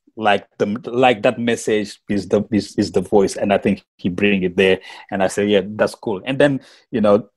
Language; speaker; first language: English; non-native, learner; Wolof